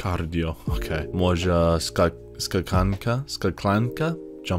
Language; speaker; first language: Polish; non-native, learner; English